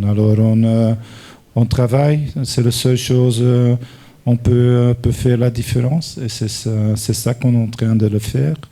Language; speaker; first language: French; non-native, fluent; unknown